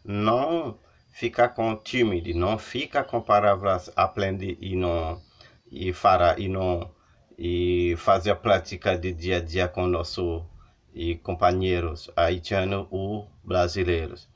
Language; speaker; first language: Portuguese; non-native, learner; Haitian Creole